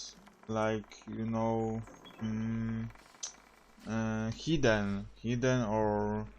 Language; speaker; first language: English; non-native, learner; Polish